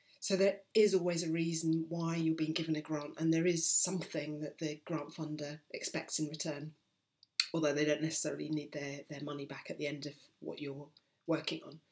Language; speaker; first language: English; native; English